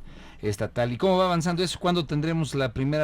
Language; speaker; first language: Spanish; native; Spanish